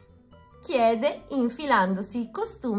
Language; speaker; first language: Italian; native; Italian